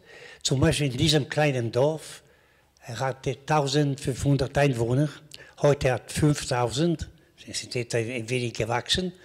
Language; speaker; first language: German; non-native, local second language; Italian